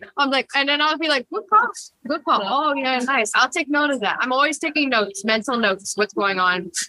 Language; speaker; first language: English; early bilingual, other home language; Spanish